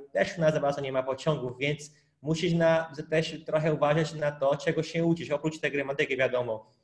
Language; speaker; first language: Polish; non-native, fluent; Portuguese